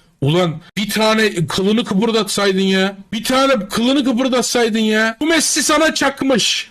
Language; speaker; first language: Turkish; native; Turkish